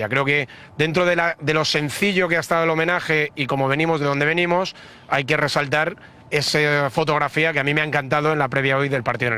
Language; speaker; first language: Spanish; native; Spanish